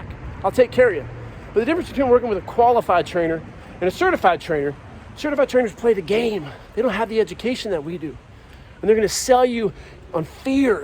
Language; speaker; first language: English; native; English